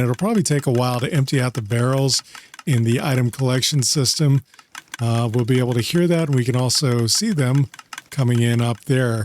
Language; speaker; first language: English; native; English